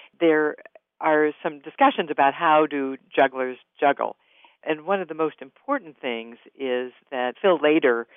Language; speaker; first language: English; native; English